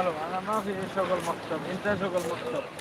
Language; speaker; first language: Arabic; non-native, learner; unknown